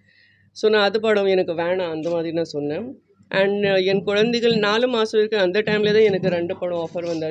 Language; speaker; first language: Tamil; non-native, learner; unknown